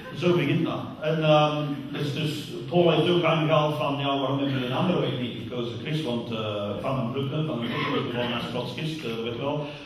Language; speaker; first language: Dutch; non-native, fluent; English